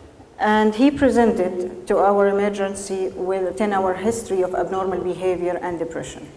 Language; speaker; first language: English; non-native, fluent; Arabic